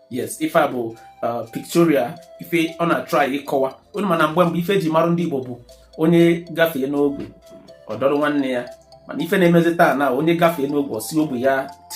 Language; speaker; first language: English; non-native, local second language; Igbo